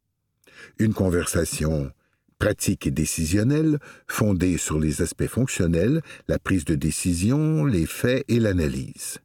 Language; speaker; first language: French; native; French